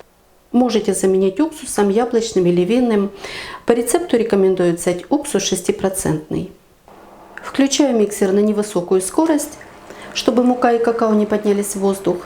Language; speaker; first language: Russian; native; Russian